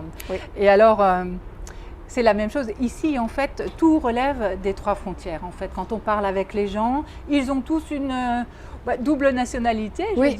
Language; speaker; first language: French; native; French